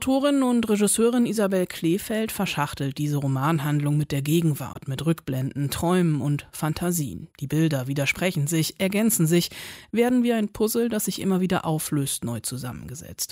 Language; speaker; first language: German; native; German